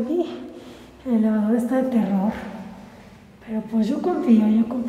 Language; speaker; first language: Spanish; native; Spanish